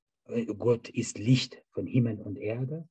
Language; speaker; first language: German; non-native, fluent; Persian